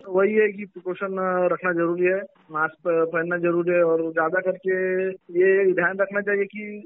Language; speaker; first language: Hindi; non-native, local second language; Marathi